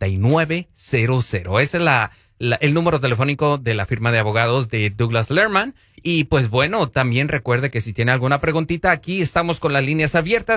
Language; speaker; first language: Spanish; native; Spanish